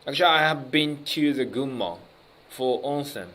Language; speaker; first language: English; non-native, learner; Japanese